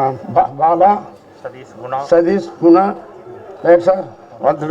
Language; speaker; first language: Tamil; native; Tamil